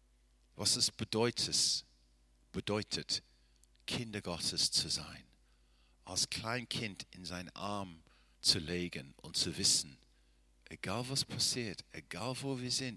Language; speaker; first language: German; non-native, fluent; English